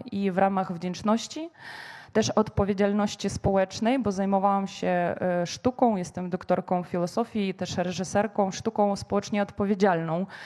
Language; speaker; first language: Polish; non-native, fluent; Ukrainian